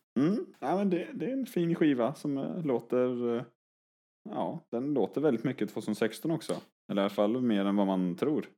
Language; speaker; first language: Swedish; native; Swedish